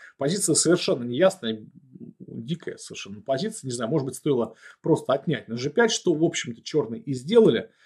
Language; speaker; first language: Russian; native; Russian